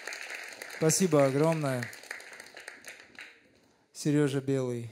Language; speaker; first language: Russian; native; Russian